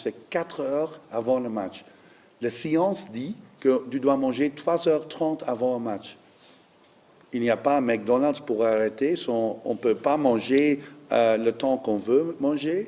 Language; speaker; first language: French; non-native, learner; Dutch